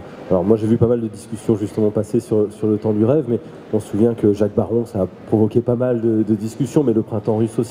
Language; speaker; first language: French; native; French